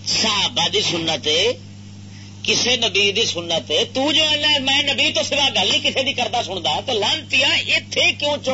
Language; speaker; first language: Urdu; non-native, local second language; Punjabi